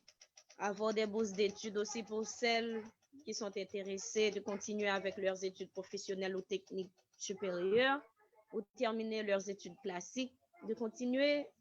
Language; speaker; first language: French; non-native, local second language; Haitian Creole